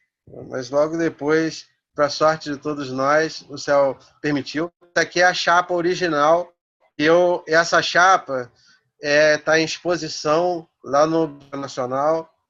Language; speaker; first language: Portuguese; native; Portuguese